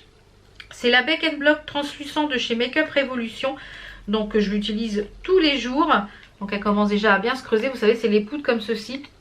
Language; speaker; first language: French; native; French